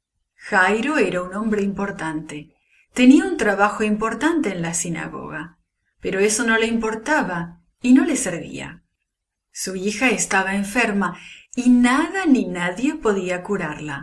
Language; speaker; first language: Spanish; native; Spanish